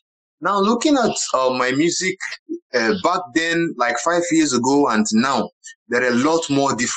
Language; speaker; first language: English; non-native, local second language; Igbo